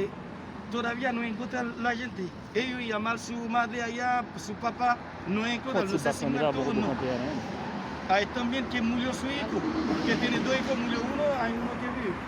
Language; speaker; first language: Spanish; non-native, learner; Haitian Creole